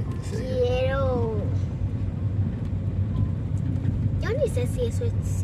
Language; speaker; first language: Spanish; early bilingual, other home language; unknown